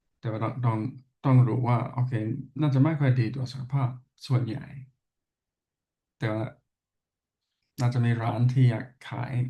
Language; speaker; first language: Thai; non-native, learner; English